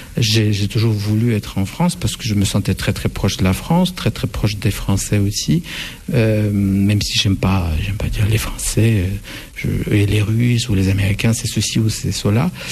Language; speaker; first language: French; non-native, fluent; Russian